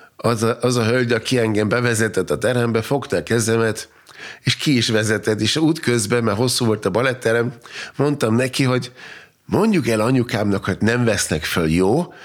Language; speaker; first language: Hungarian; non-native, fluent; German